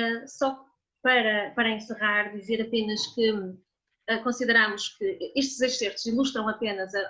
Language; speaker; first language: Portuguese; native; Portuguese